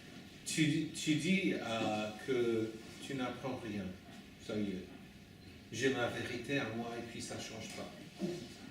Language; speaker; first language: French; non-native, fluent; English